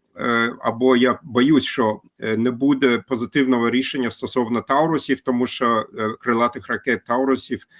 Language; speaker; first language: Ukrainian; non-native, fluent; German